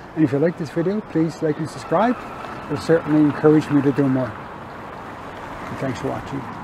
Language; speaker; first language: English; native; English